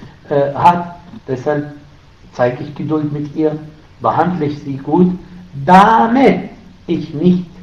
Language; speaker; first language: German; non-native, fluent; Arabic